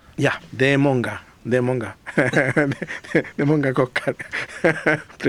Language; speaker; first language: Swedish; non-native, fluent; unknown